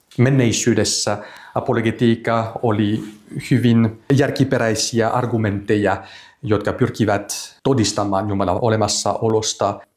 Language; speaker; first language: Finnish; non-native, fluent; French